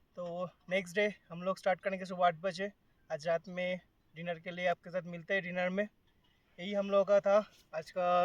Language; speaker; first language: Hindi; non-native, local second language; Bangla